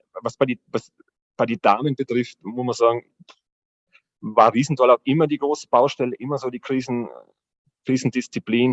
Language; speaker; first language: German; native; German